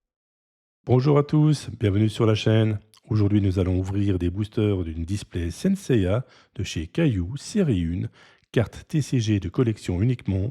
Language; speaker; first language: French; native; French